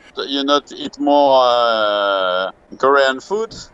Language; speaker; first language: English; non-native, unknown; French